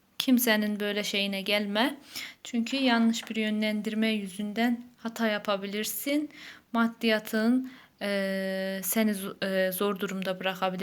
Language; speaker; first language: Turkish; native; Turkish